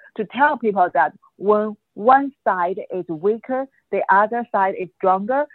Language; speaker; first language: English; non-native, fluent; Chinese